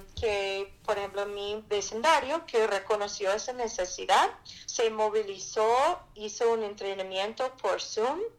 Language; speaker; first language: Spanish; non-native, fluent; English